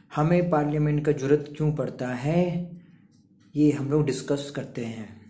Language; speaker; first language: Hindi; native; Hindi